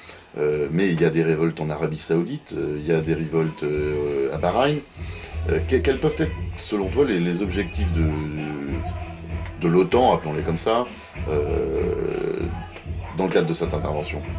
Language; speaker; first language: French; native; French